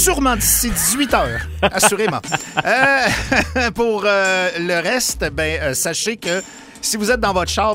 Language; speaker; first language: French; native; French